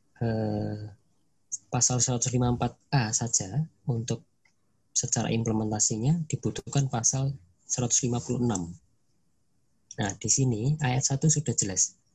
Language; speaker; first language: Indonesian; non-native, local second language; Javanese